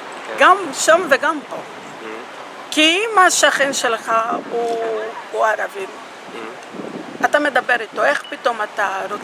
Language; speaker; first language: Hebrew; non-native, fluent; Portuguese